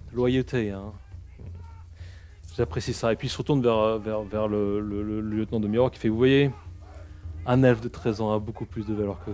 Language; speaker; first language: French; native; French